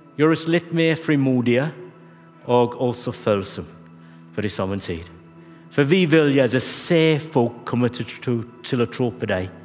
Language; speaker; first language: Norwegian; non-native, fluent; English